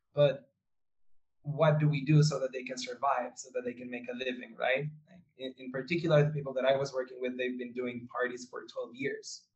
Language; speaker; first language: English; non-native, fluent; Spanish